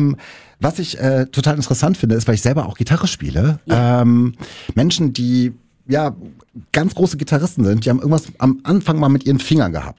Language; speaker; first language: German; native; German